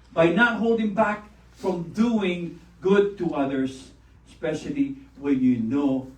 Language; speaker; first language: English; non-native, local second language; Filipino